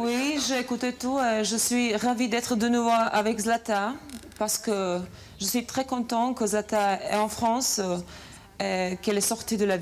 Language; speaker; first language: French; non-native, fluent; Bosnian